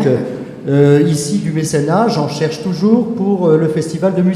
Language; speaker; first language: French; native; French